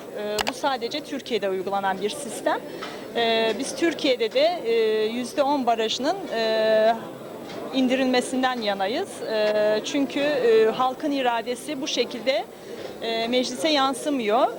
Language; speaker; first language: Turkish; native; Turkish